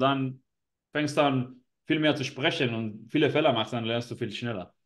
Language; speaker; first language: German; non-native, learner; Spanish